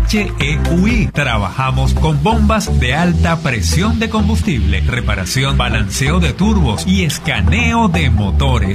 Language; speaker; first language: Spanish; native; Spanish